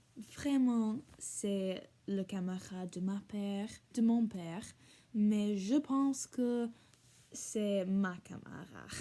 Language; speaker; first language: French; non-native, learner; English